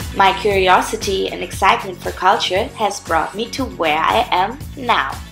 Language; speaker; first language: English; non-native, fluent; German